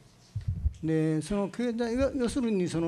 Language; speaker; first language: Japanese; native; Japanese